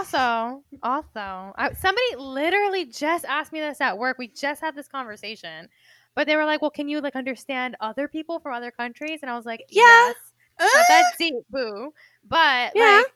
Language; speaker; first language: English; non-native, fluent; Spanish